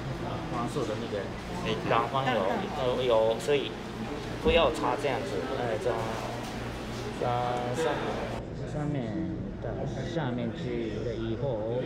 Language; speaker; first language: Chinese; non-native, learner; Japanese